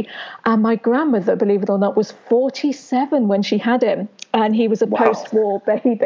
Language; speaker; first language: English; native; English